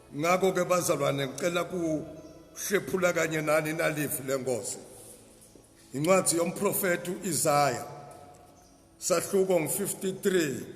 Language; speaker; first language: Zulu; non-native, local second language; Swati